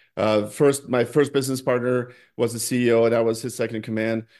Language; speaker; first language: English; non-native, fluent; Norwegian